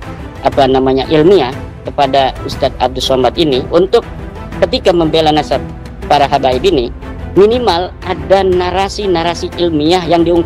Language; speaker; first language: Indonesian; native; Indonesian